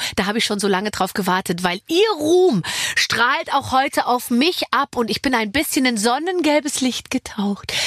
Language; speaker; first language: German; native; German